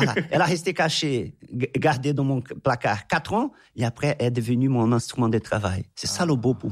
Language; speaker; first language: French; non-native, fluent; Portuguese